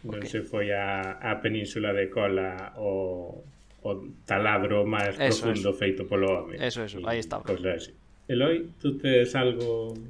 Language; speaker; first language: Galician; non-native, local second language; Spanish